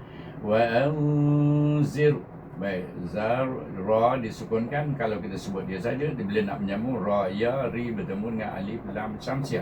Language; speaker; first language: Malay; native; Malay